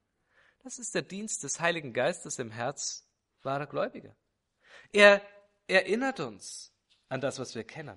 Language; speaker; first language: German; native; German